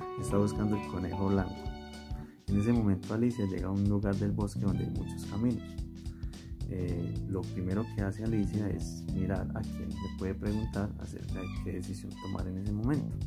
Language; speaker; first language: Spanish; native; Spanish